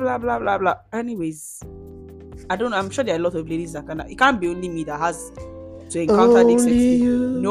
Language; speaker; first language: English; non-native, local second language; Yoruba